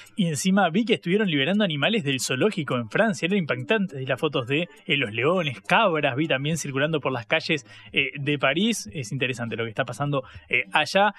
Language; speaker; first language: Spanish; native; Spanish